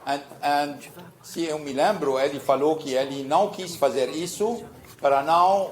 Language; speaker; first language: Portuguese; early bilingual, heritage; Portuguese